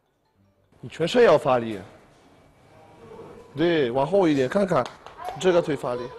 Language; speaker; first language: Chinese; non-native, fluent; Polish